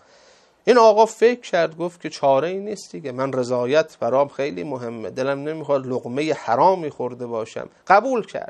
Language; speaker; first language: Persian; native; Persian